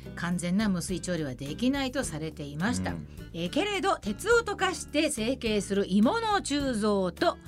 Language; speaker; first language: Japanese; native; Japanese